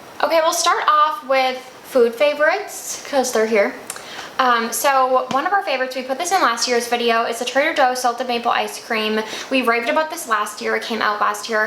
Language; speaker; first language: English; native; English